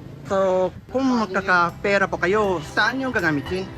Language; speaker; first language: Filipino; non-native, fluent; Japanese